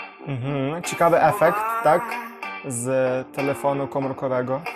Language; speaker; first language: Polish; non-native, learner; Ukrainian